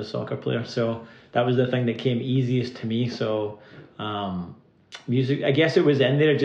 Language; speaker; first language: English; native; English